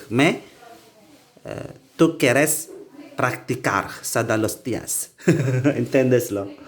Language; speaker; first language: Spanish; non-native, learner; Indonesian